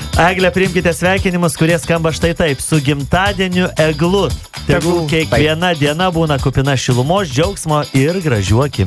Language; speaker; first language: Lithuanian; native; Lithuanian